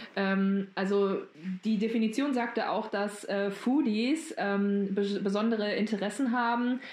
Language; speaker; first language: German; native; German